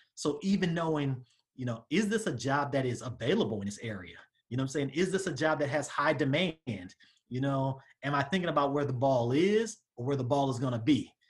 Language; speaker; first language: English; native; English